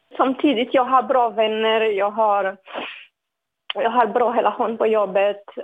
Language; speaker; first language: Swedish; non-native, fluent; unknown